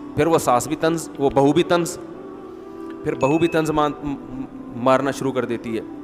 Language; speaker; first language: Urdu; native; Urdu